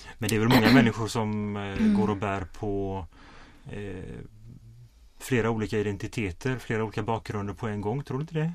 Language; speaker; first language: Swedish; native; Swedish